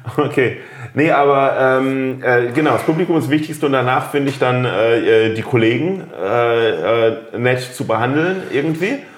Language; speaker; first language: German; native; German